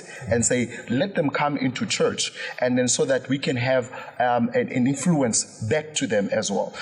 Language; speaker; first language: English; non-native, local second language; Zulu